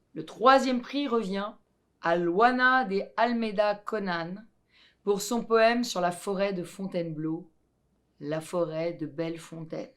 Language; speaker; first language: French; native; French